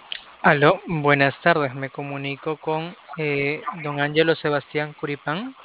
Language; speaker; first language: Spanish; native; Spanish